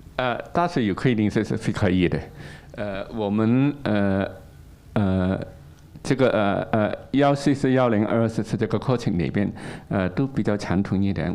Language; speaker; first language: Chinese; non-native, local second language; Cantonese